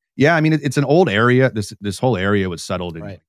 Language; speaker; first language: English; native; English